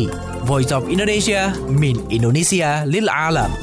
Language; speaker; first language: Arabic; non-native, fluent; Indonesian